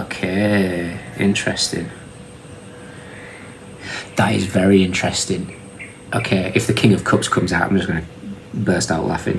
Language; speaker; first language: English; native; English